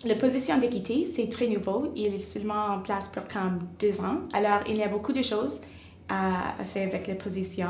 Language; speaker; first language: French; non-native, local second language; English